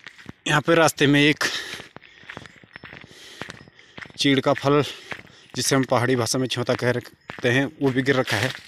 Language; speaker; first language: Hindi; native; Hindi